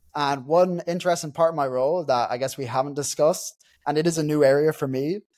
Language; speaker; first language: English; native; English